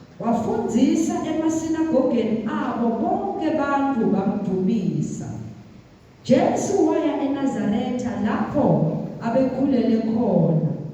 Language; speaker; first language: Zulu; non-native, local second language; Swati